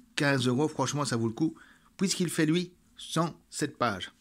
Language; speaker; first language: French; native; French